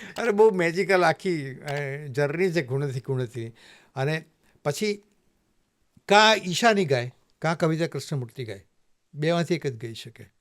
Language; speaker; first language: Gujarati; native; Gujarati